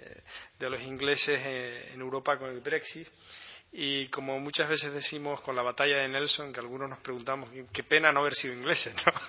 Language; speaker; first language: Spanish; native; Spanish